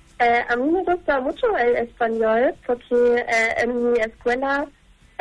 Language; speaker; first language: Spanish; non-native, learner; German